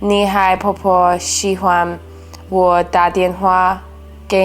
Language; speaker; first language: Chinese; early bilingual, heritage; English